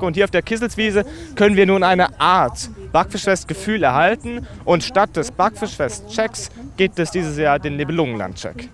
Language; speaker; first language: German; native; German